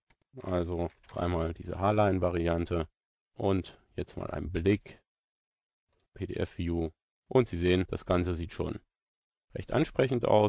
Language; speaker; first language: German; native; German